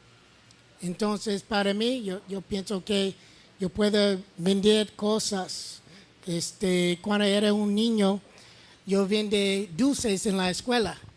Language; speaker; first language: Spanish; non-native, learner; English